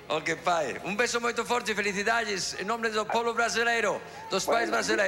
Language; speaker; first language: Portuguese; non-native, fluent; Spanish